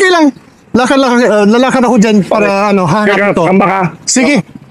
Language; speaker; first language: Filipino; non-native, learner; English